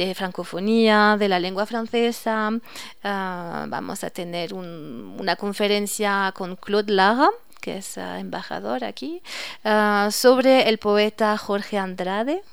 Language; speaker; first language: Spanish; non-native, fluent; French